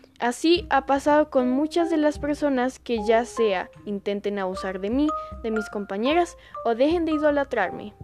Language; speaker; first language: Spanish; native; Spanish